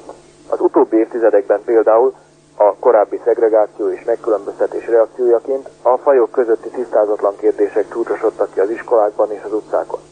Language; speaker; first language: Hungarian; native; Hungarian